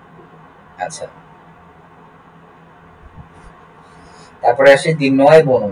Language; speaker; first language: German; non-native, learner; Bangla